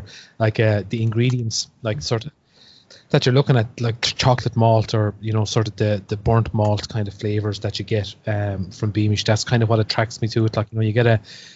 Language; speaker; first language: English; native; English